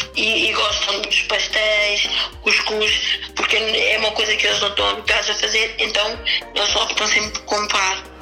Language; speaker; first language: Portuguese; early bilingual, other home language; Kabuverdianu